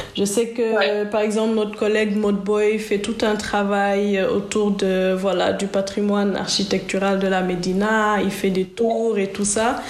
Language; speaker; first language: French; non-native, local second language; Wolof